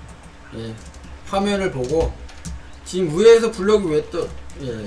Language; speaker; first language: Korean; native; Korean